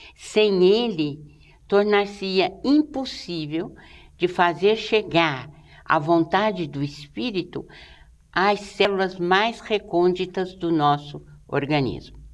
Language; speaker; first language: Portuguese; native; Portuguese